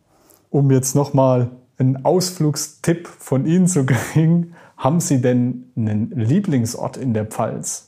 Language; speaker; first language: German; native; German